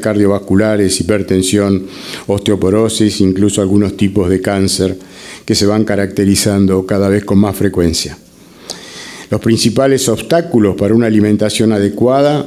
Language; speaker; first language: Spanish; native; Spanish